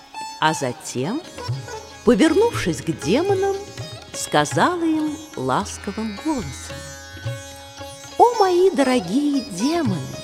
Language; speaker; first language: Russian; native; Russian